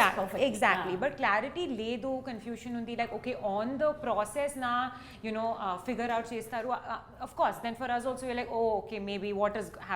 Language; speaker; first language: Telugu; non-native, learner; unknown